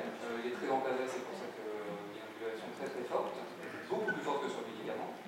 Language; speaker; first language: French; native; French